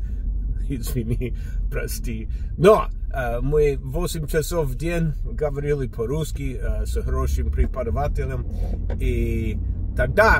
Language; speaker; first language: Russian; non-native, fluent; English